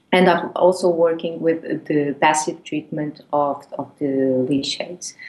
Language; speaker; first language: English; non-native, fluent; Portuguese